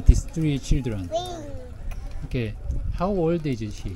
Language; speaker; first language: English; non-native, learner; Korean